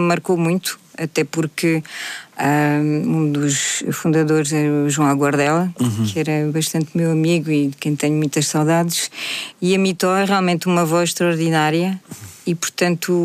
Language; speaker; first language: Portuguese; native; Portuguese